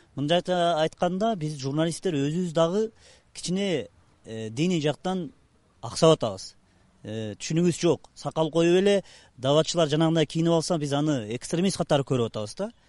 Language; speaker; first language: Kyrgyz; native; Kyrgyz